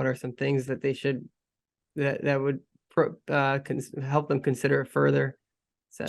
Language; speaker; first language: English; native; English